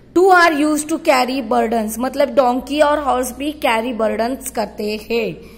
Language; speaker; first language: Hindi; non-native, local second language; Marathi